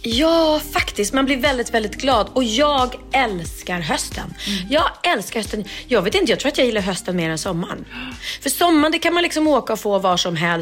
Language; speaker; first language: Swedish; native; Swedish